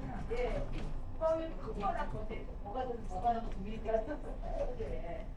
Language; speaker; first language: Korean; native; Korean